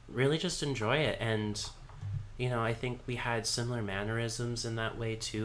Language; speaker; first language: English; native; English